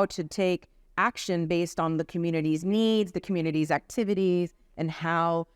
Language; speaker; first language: English; native; English